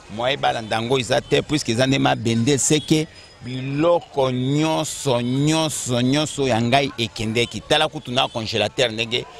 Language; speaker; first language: Lingala; native; Lingala